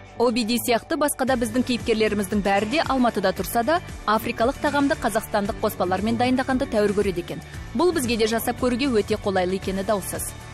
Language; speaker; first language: Kazakh; non-native, local second language; Russian